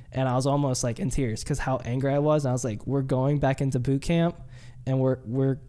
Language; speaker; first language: English; native; English